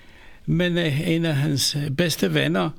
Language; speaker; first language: Danish; non-native, fluent; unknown